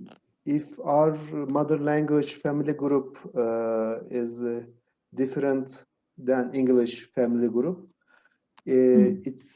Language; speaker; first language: English; non-native, learner; Turkish